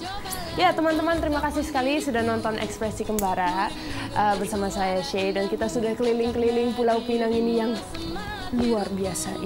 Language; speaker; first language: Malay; non-native, local second language; Indonesian